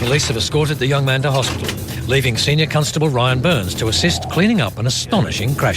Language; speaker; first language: English; native; English